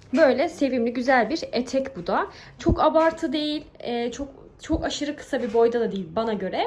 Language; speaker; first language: Turkish; native; Turkish